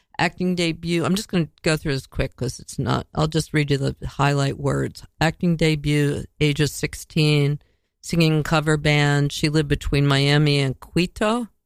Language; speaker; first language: English; native; English